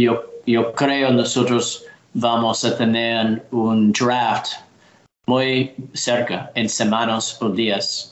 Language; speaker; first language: Spanish; non-native, learner; English